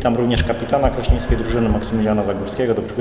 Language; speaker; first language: Polish; native; Polish